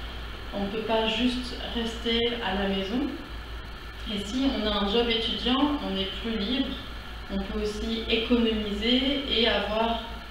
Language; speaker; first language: French; non-native, learner; Korean